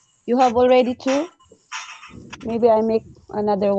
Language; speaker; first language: English; non-native, local second language; Cebuano